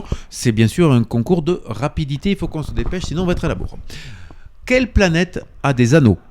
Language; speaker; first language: French; native; French